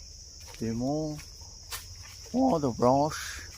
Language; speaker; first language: French; non-native, fluent; Bangla